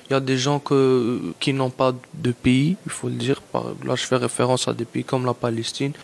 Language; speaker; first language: French; non-native, local second language; Arabic